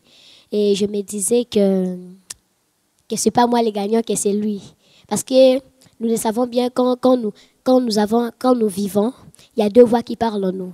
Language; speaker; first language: French; non-native, local second language; Lingala